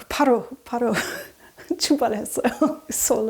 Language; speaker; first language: Korean; non-native, learner; English